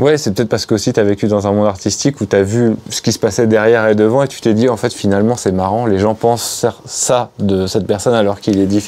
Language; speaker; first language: French; native; French